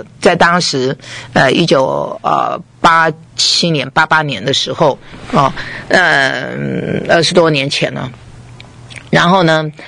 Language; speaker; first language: Chinese; native; Chinese